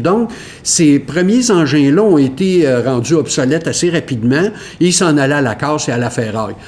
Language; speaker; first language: French; native; French